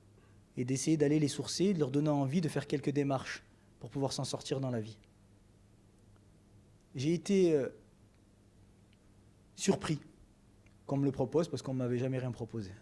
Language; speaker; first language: French; native; French